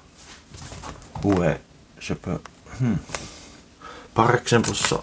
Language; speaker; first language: French; non-native, learner; Finnish